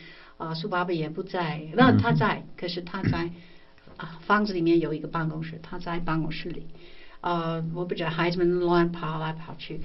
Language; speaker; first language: Chinese; non-native, fluent; English